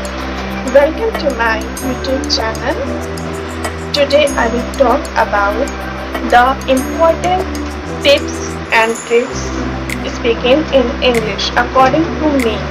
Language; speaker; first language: English; non-native, learner; Hindi